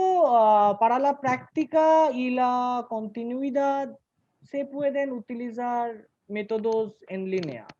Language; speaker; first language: Spanish; non-native, learner; Bangla